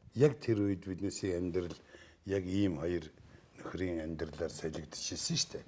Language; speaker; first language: Mongolian; native; Mongolian